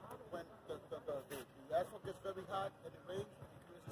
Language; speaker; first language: English; early bilingual, other home language; Spanish